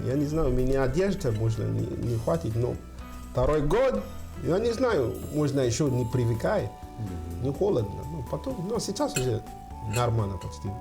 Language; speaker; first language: Russian; non-native, learner; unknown